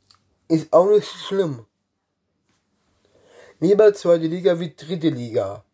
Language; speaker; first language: German; non-native, learner; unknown